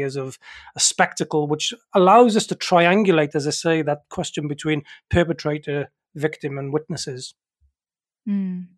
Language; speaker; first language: English; native; English